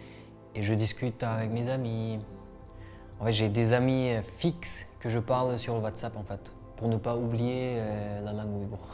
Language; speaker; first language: French; non-native, fluent; Uyghur